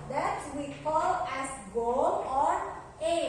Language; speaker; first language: English; non-native, fluent; Indonesian